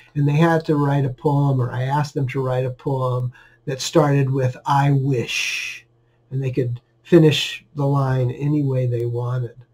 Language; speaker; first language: English; native; English